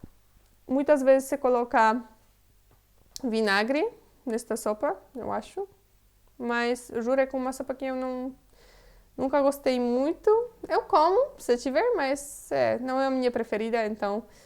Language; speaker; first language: Portuguese; non-native, fluent; Polish